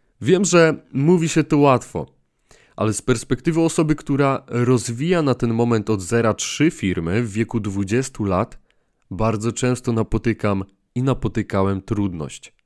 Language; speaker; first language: Polish; native; Polish